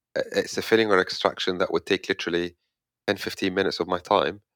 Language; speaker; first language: English; non-native, fluent; Arabic